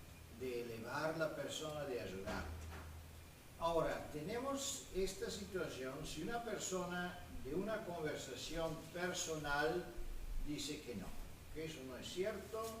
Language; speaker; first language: Spanish; non-native, fluent; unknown